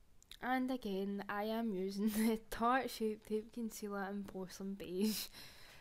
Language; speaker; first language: English; native; English